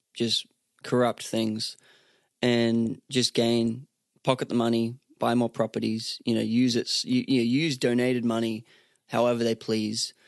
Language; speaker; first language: English; native; English